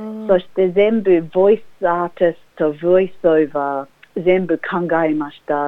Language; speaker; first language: Japanese; non-native, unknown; English